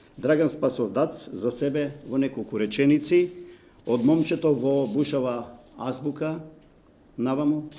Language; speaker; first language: Macedonian; native; Macedonian